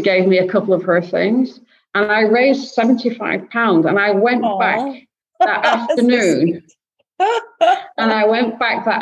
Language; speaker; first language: English; native; English